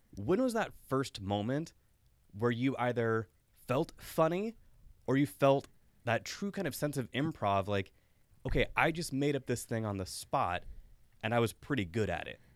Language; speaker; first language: English; native; English